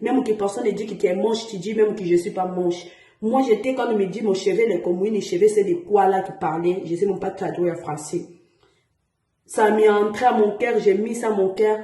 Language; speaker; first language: French; non-native, learner; Portuguese